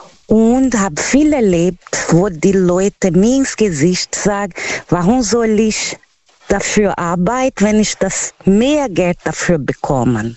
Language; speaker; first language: German; non-native, learner; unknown